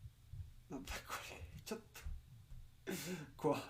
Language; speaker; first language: Japanese; non-native, learner; Spanish